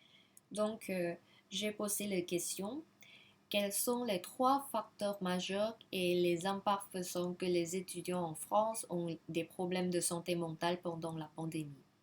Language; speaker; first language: French; non-native, learner; Thai